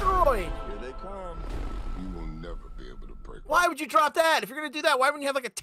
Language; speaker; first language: English; native; English